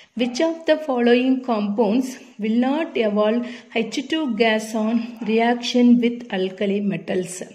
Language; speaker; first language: English; non-native, local second language; Tamil